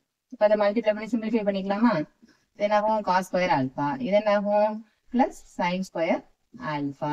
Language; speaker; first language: Tamil; native; Tamil